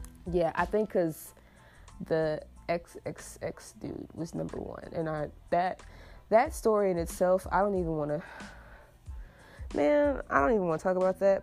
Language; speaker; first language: English; native; English